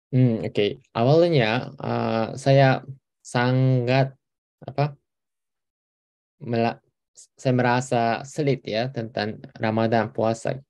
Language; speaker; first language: Indonesian; non-native, fluent; Japanese